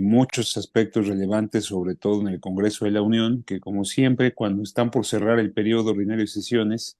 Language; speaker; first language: Spanish; native; Spanish